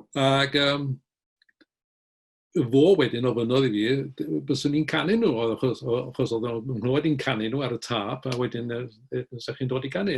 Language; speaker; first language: Welsh; native; Welsh